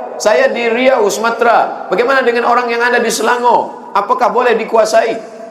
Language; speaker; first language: Malay; native; Malay